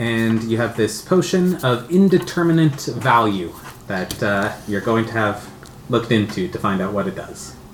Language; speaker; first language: English; native; English